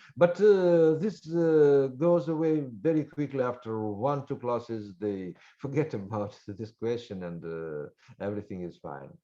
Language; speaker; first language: English; non-native, fluent; Russian